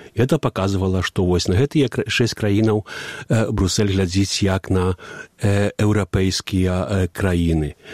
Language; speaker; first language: Belarusian; native; Belarusian